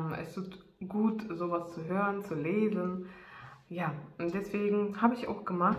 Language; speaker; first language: German; non-native, fluent; Russian